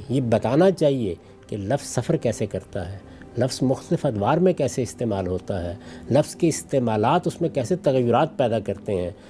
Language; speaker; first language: Urdu; non-native, local second language; Punjabi